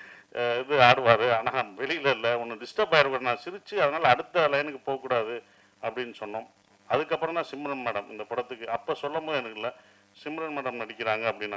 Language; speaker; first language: Tamil; native; Tamil